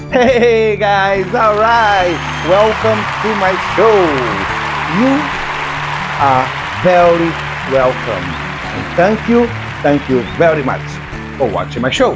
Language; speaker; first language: English; non-native, fluent; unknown